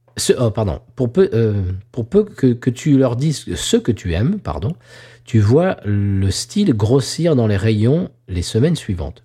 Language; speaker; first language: French; native; French